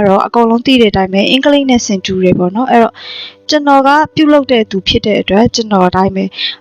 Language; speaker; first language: Burmese; native; Burmese